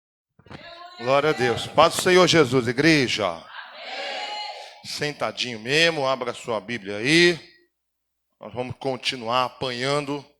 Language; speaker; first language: Portuguese; native; Portuguese